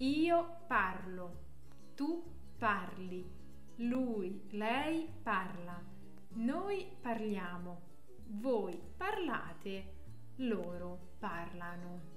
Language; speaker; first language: Italian; non-native, fluent; French